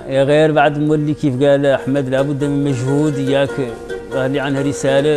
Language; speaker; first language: Arabic; native; Arabic